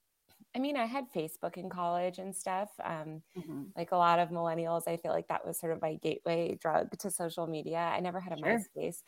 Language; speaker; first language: English; native; English